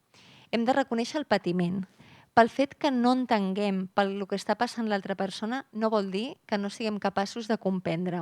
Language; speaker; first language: Catalan; native; Catalan